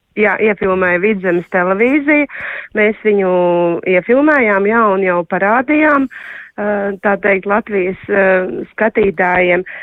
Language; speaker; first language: Latvian; native; Latvian